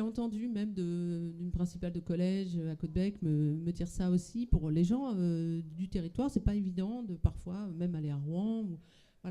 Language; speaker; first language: French; native; French